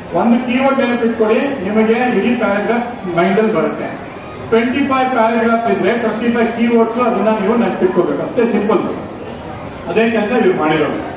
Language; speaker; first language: Kannada; non-native, local second language; Urdu